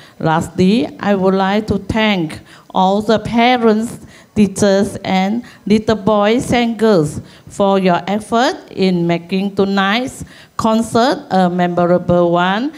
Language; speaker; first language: English; non-native, local second language; Chinese